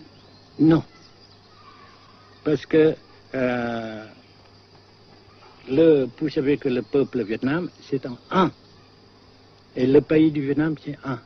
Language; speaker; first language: French; non-native, local second language; Vietnamese